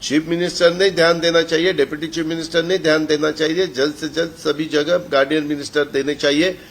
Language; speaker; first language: Hindi; non-native, local second language; Marathi